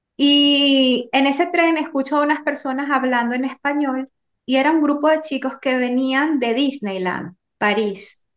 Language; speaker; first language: Spanish; native; Spanish